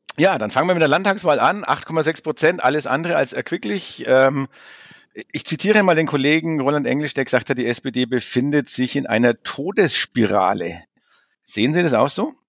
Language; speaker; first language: German; native; German